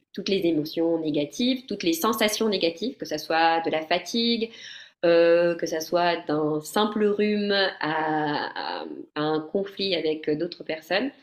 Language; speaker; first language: French; non-native, fluent; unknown